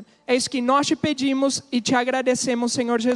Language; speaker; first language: Portuguese; native; Portuguese